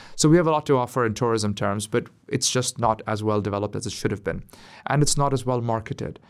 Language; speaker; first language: English; non-native, local second language; Urdu